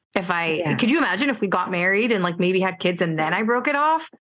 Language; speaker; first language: English; early bilingual, other home language; Spanish